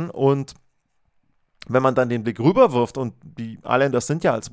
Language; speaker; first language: German; native; German